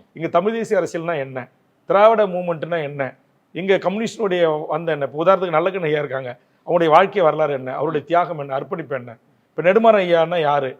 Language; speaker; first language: Tamil; native; Tamil